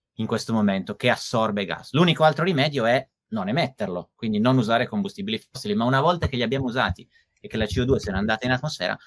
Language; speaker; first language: Italian; native; Italian